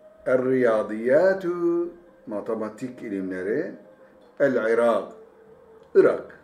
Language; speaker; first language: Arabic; non-native, fluent; Turkish